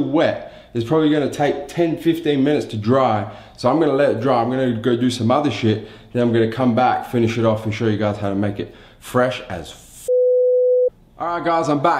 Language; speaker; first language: English; native; English